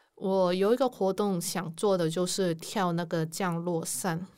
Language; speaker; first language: Chinese; non-native, local second language; Cantonese